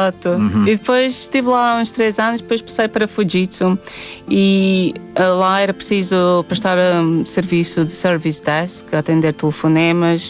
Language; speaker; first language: Portuguese; non-native, fluent; Latvian